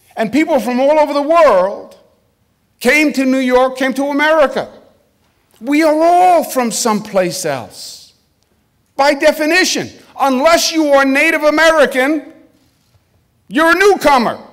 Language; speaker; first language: English; native; English